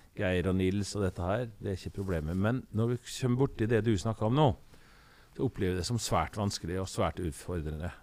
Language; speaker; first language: Norwegian; native; Norwegian